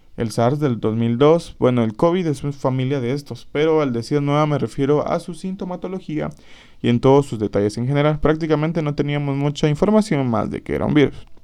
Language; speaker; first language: Spanish; native; Spanish